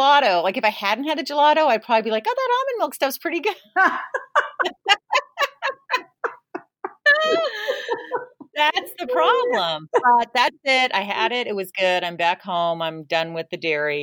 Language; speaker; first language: English; native; English